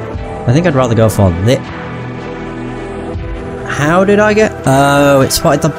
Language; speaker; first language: English; native; English